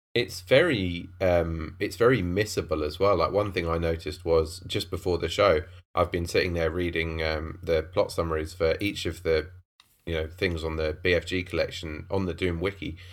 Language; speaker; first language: English; native; English